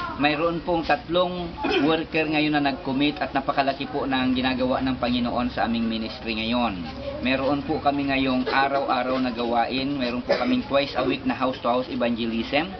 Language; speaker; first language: Filipino; non-native, local second language; Bikol